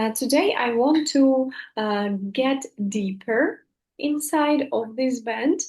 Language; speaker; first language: English; non-native, fluent; Russian